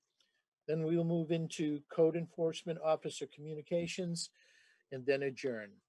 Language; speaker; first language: English; native; English